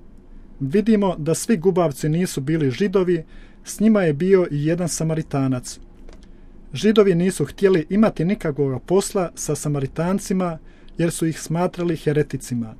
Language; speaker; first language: Croatian; native; Croatian